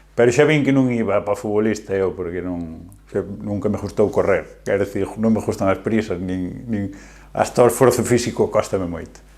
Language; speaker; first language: Galician; native; Galician